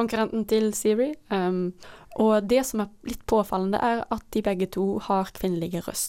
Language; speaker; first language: Norwegian; non-native, fluent; Dutch